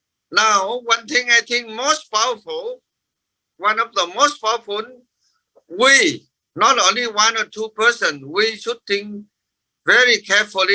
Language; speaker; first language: English; non-native, fluent; Vietnamese